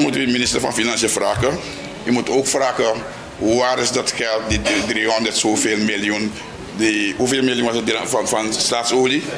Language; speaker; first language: Dutch; non-native, local second language; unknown